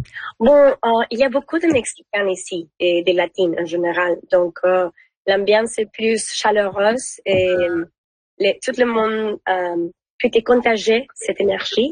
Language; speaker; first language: French; non-native, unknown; Spanish